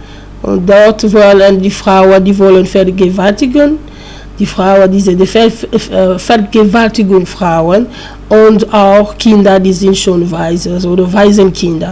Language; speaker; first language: German; non-native, learner; French